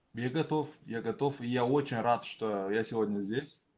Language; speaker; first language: Russian; non-native, local second language; Romanian